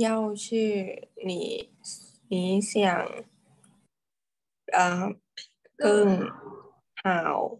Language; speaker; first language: Chinese; non-native, learner; Thai